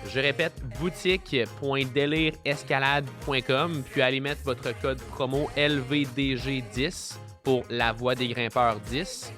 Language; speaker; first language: French; native; French